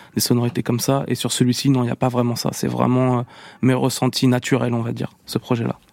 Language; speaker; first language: French; native; French